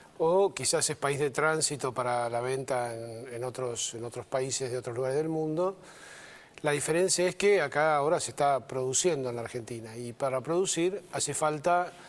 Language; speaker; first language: Spanish; native; Spanish